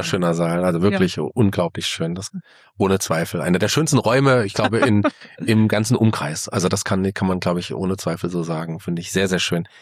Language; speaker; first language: German; native; German